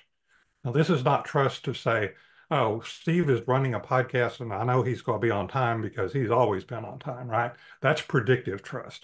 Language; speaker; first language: English; native; English